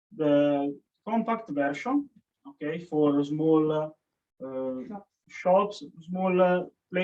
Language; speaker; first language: English; non-native, learner; Italian